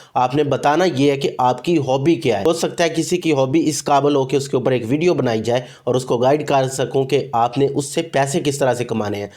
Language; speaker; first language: Urdu; non-native, local second language; Punjabi